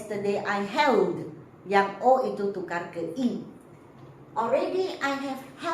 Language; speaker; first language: English; non-native, fluent; Malay